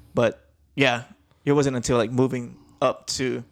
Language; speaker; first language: English; native; English